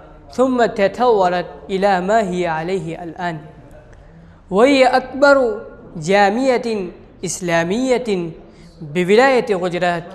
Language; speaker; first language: Arabic; non-native, fluent; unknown